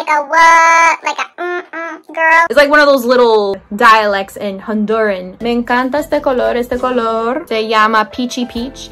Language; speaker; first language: Spanish; early bilingual, heritage; Spanish